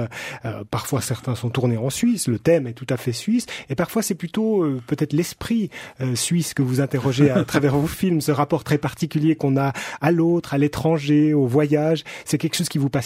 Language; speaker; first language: French; native; French